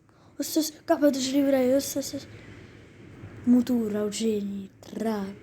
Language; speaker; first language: Arabic; native; Arabic